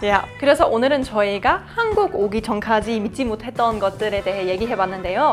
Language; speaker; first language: Korean; non-native, fluent; German